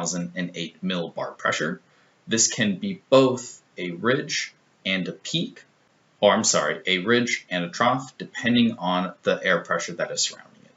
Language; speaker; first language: English; native; English